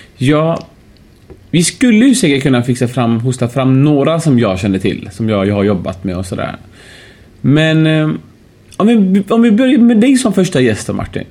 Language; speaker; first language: Swedish; early bilingual, other home language; Persian